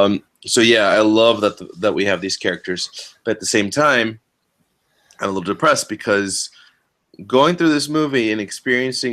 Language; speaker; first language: English; native; English